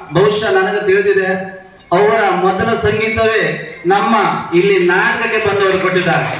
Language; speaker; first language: Kannada; native; Kannada